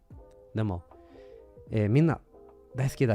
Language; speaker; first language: Japanese; non-native, learner; English